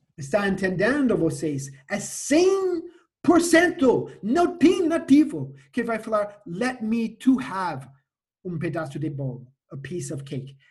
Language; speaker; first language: Portuguese; non-native, fluent; English